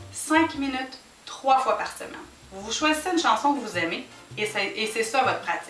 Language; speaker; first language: French; native; French